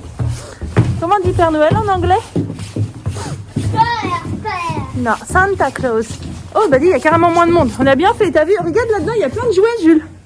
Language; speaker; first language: French; native; French